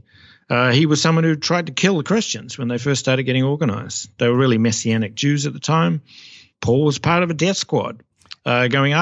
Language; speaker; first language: English; native; English